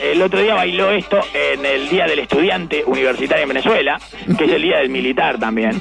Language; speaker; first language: Spanish; native; Spanish